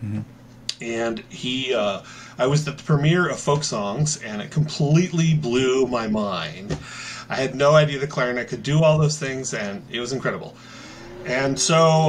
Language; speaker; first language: English; native; English